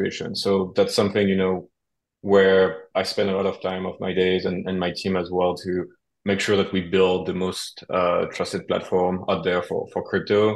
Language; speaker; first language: English; non-native, fluent; French